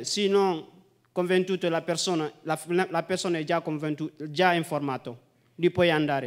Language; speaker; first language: Italian; non-native, learner; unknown